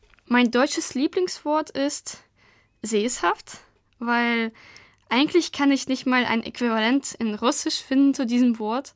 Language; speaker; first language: German; non-native, fluent; Russian